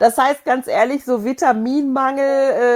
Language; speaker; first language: German; native; German